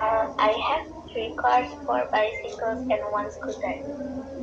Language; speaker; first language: English; non-native, learner; Indonesian